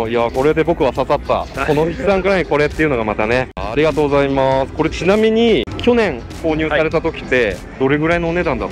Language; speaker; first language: Japanese; native; Japanese